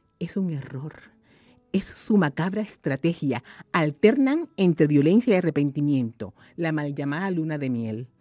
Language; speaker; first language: Spanish; native; Spanish